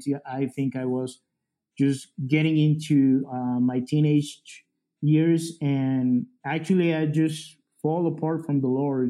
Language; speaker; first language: English; non-native, fluent; Spanish